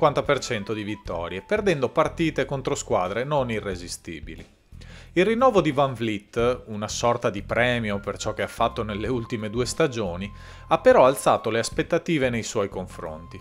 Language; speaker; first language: Italian; native; Italian